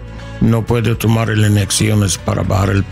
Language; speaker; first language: Spanish; non-native, learner; English